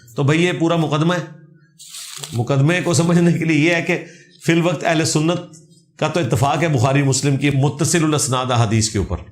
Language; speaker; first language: Urdu; non-native, local second language; Punjabi